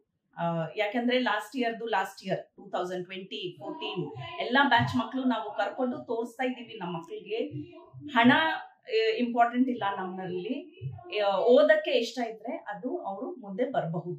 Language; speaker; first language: Kannada; non-native, local second language; Urdu